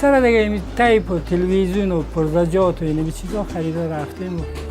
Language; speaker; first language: Persian; native; Persian